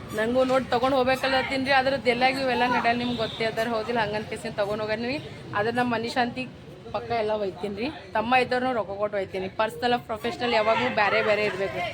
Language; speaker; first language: Kannada; native; Kannada